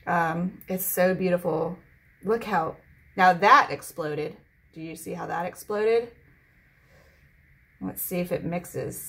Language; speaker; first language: English; native; English